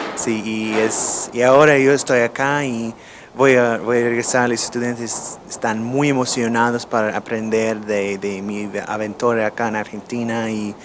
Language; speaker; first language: Spanish; non-native, fluent; English